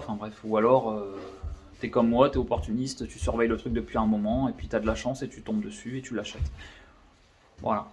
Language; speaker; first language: French; native; French